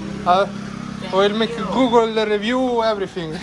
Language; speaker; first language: English; non-native, fluent; Italian